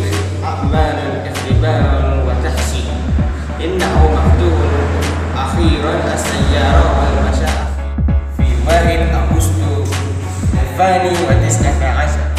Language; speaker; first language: Arabic; non-native, learner; Malay